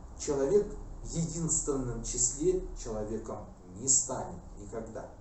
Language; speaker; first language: Russian; non-native, local second language; Kazakh